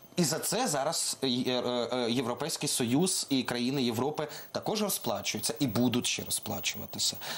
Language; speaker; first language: Ukrainian; non-native, local second language; Russian